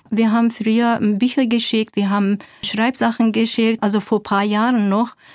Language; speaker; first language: German; non-native, fluent; Zaza